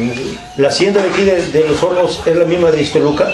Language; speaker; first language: Spanish; native; Spanish